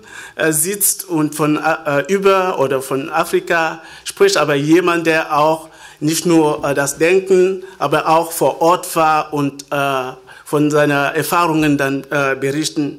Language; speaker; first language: German; non-native, fluent; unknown